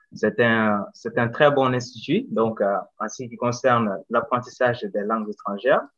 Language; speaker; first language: French; non-native, local second language; Bambara